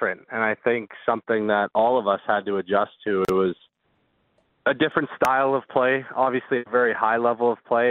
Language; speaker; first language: English; native; English